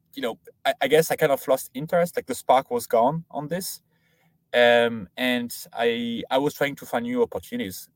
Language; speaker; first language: English; non-native, fluent; French